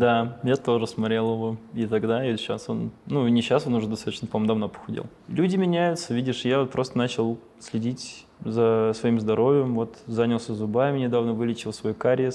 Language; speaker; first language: Russian; native; Russian